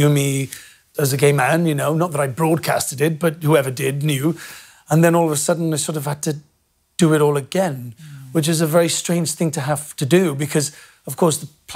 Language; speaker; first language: English; native; English